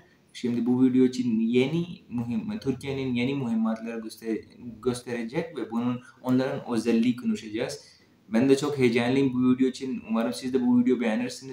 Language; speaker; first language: Turkish; non-native, fluent; Urdu